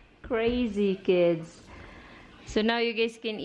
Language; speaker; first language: English; non-native, learner; Filipino